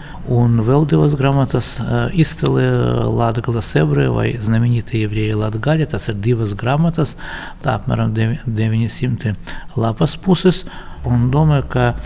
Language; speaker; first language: Latvian; non-native, local second language; Russian